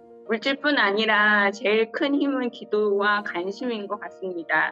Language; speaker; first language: Korean; native; Korean